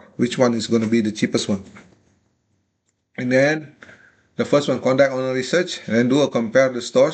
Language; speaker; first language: English; non-native, fluent; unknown